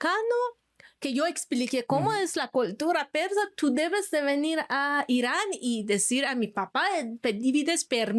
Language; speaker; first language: Spanish; non-native, fluent; Persian